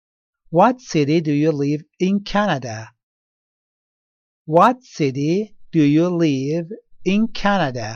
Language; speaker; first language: English; non-native, learner; Persian